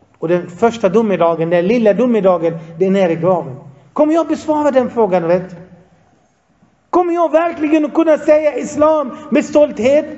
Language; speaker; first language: Swedish; non-native, fluent; Arabic